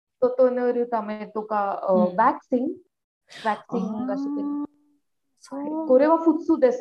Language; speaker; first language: Japanese; non-native, learner; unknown